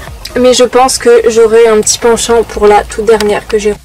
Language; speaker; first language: French; native; French